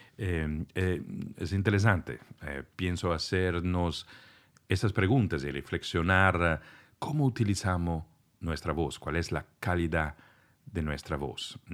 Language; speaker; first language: Spanish; non-native, fluent; Italian